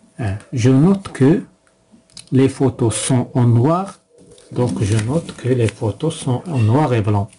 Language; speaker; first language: French; non-native, local second language; Arabic